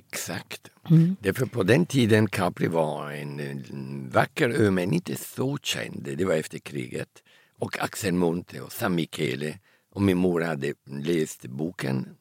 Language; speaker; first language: Swedish; early bilingual, heritage; Italian